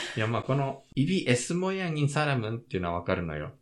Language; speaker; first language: Japanese; native; Japanese